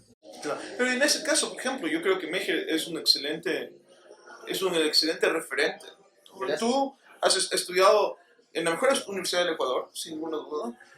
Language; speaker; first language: Spanish; native; Spanish